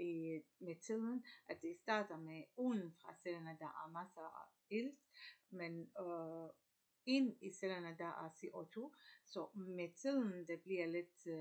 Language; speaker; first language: Danish; non-native, learner; Arabic